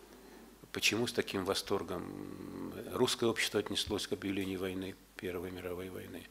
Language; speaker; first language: Russian; native; Russian